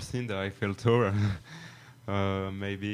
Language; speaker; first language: English; non-native, fluent; French